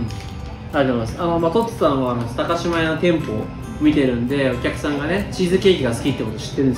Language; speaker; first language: Japanese; native; Japanese